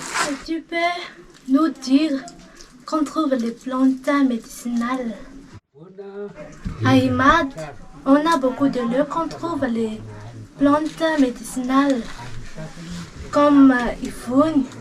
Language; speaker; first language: French; non-native, learner; Malagasy